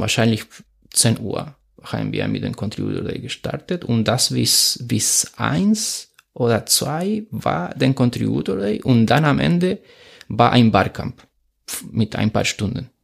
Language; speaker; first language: German; non-native, fluent; Spanish